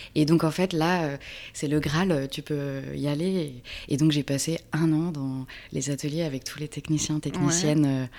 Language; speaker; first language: French; native; French